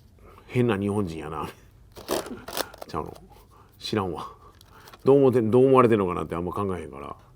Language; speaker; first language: Japanese; native; Japanese